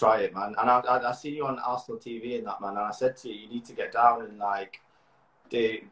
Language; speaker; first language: English; native; English